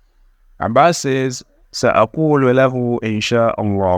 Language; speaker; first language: Arabic; non-native, fluent; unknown